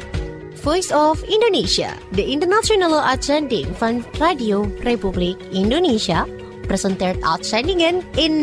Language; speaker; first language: Dutch; non-native, fluent; Indonesian